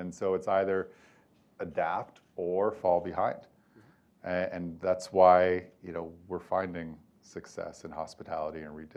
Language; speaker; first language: English; native; English